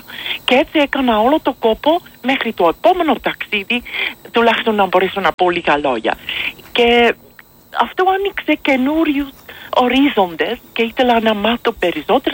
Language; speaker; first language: Greek; non-native, fluent; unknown